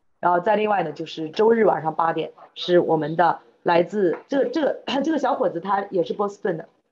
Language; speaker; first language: Chinese; native; Chinese